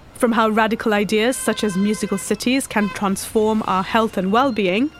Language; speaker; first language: English; non-native, local second language; Hindi